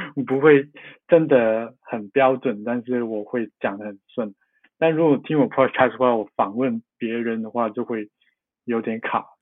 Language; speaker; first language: Chinese; non-native, local second language; Cantonese